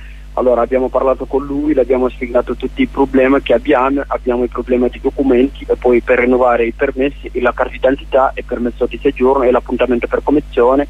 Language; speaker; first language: Italian; non-native, learner; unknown